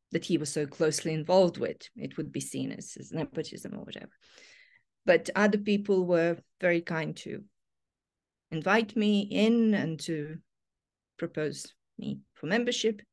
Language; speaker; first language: English; non-native, fluent; Serbian